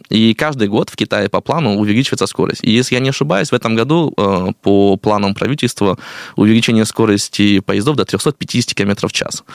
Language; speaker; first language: Russian; non-native, fluent; Chinese